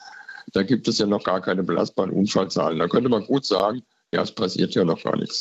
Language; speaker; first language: German; native; German